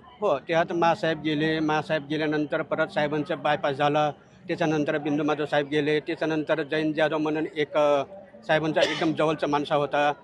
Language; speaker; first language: Marathi; non-native, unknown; Nepali